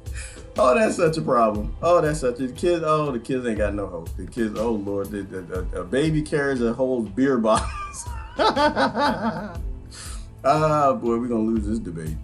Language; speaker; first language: English; native; English